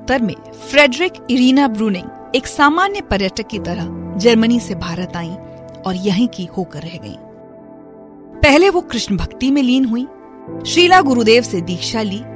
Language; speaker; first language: Hindi; native; Hindi